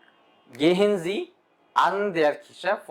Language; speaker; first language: German; non-native, fluent; Bangla